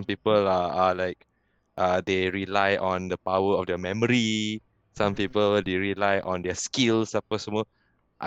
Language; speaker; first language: English; non-native, local second language; Malay